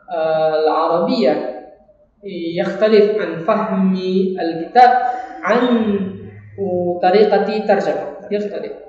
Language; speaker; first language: Arabic; non-native, fluent; Indonesian